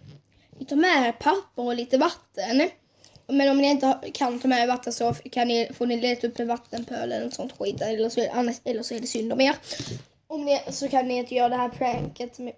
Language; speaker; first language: Swedish; native; Swedish